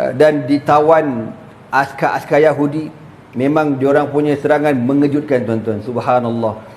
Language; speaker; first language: Malay; native; Malay